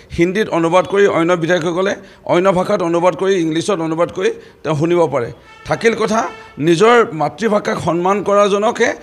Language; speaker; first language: Assamese; native; Assamese